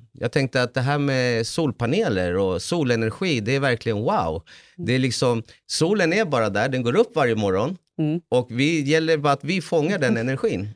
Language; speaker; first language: Swedish; early bilingual, other home language; Spanish